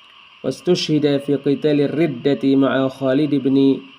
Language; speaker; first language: Arabic; non-native, fluent; Indonesian